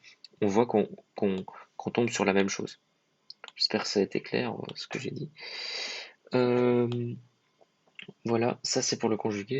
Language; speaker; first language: French; native; French